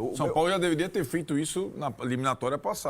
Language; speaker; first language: Portuguese; native; Portuguese